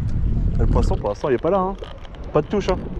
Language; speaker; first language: French; native; French